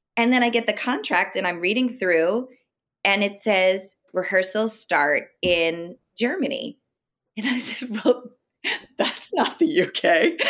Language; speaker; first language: English; native; English